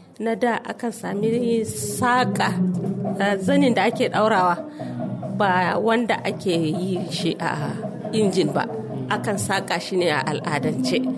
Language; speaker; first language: Hausa; non-native, local second language; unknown